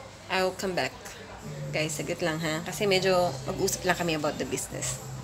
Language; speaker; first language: English; non-native, local second language; Filipino